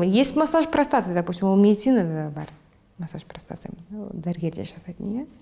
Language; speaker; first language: Russian; non-native, local second language; Kazakh